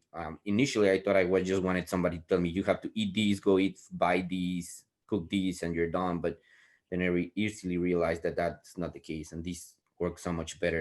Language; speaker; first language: English; non-native, fluent; Spanish